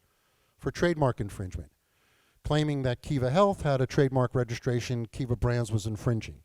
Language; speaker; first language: English; native; English